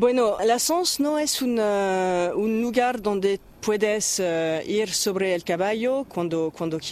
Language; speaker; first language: Spanish; non-native, learner; French